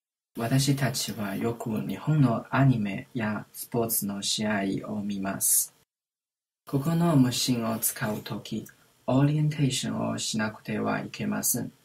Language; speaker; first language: Japanese; non-native, learner; English